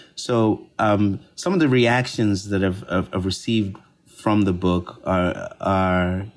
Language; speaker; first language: English; non-native, local second language; Bemba